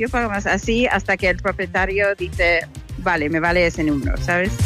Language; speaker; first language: Spanish; non-native, fluent; English